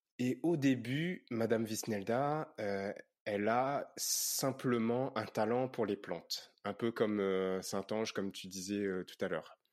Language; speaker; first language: French; native; French